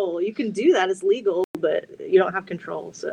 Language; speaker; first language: English; native; English